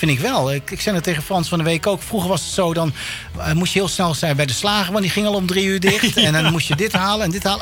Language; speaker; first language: Dutch; native; Dutch